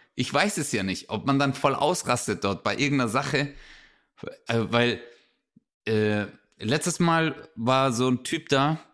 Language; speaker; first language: German; native; German